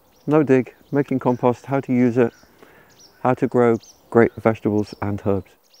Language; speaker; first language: English; native; English